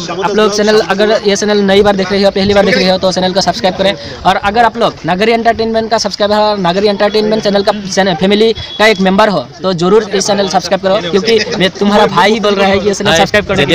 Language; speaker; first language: Hindi; non-native, local second language; Assamese